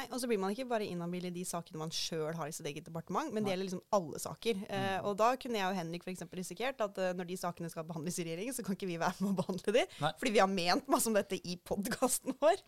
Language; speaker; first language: Norwegian; native; Norwegian